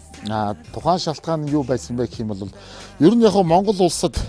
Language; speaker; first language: Mongolian; native; Mongolian